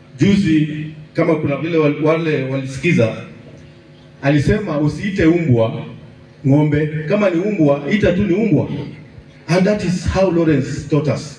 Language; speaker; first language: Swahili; non-native, local second language; Luyia